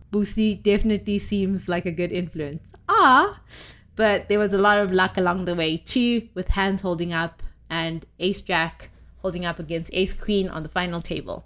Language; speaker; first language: English; native; English